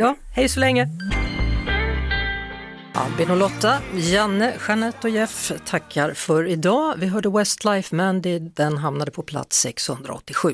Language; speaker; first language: Swedish; native; Swedish